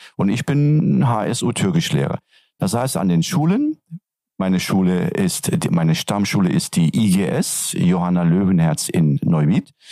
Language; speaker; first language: German; non-native, fluent; Turkish